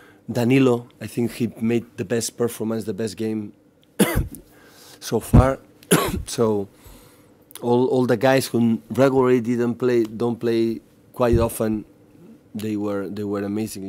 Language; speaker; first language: English; non-native, fluent; Catalan